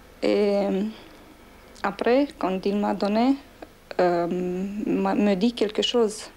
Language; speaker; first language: French; non-native, learner; Romanian